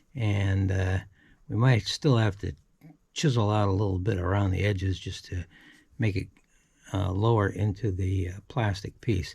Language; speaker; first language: English; native; English